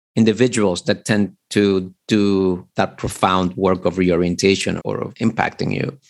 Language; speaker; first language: English; early bilingual, other home language; Spanish